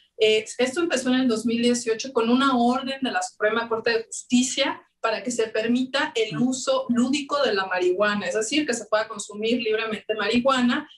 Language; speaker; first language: Spanish; native; Spanish